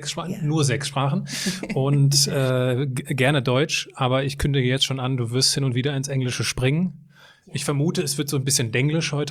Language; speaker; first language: German; native; German